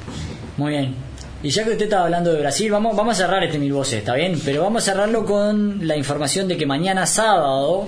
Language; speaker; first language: Spanish; native; Spanish